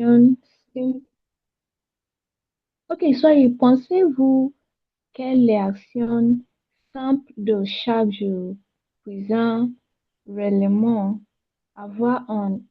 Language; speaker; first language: French; non-native, learner; Yoruba